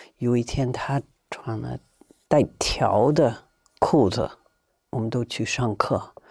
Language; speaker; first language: Chinese; non-native, fluent; English